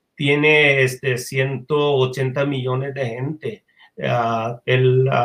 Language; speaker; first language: Spanish; non-native, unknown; Bangla